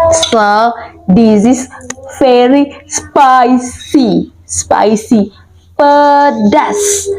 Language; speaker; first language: English; non-native, learner; Indonesian